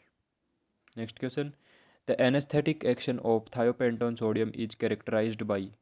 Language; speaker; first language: Hindi; native; Hindi